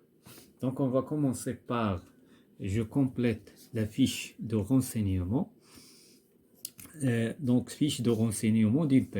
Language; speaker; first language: French; non-native, local second language; Arabic